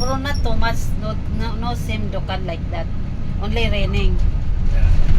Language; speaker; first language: English; non-native, local second language; Filipino